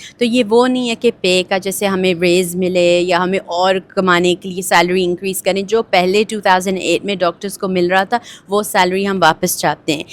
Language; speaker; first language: Urdu; early bilingual, heritage; Urdu